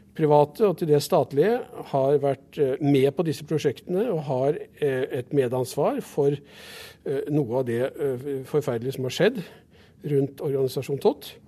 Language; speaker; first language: Norwegian; native; Norwegian